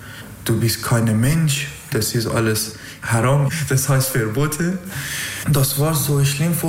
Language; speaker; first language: German; non-native, learner; Persian